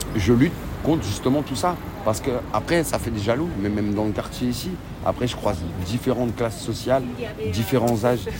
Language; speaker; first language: French; native; French